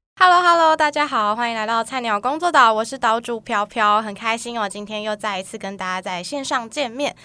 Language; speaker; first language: Chinese; native; Chinese